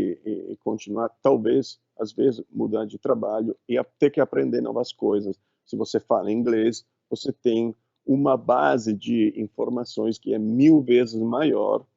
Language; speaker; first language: Portuguese; non-native, fluent; Italian